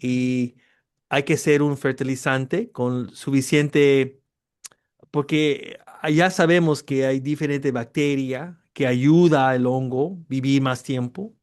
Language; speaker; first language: Spanish; early bilingual, heritage; Spanish